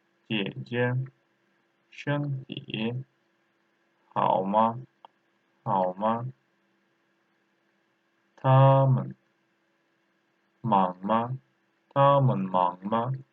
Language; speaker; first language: Chinese; non-native, fluent; Turkish